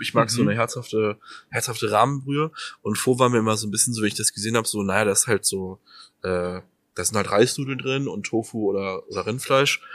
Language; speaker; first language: German; native; German